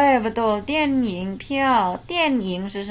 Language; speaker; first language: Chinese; non-native, fluent; Indonesian